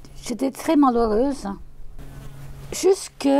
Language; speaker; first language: French; non-native, fluent; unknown